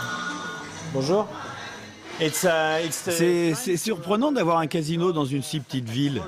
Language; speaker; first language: French; native; French